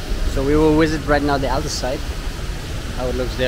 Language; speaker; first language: English; non-native, fluent; German